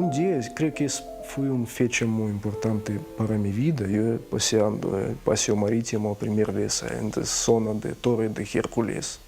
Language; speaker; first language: Galician; non-native, learner; Russian